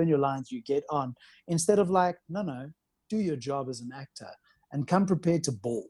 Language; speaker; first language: English; native; English